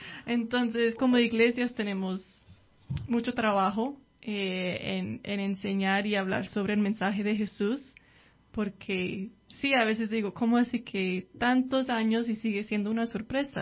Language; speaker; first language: Spanish; non-native, fluent; English